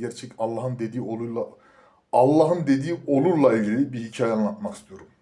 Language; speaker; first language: Turkish; native; Turkish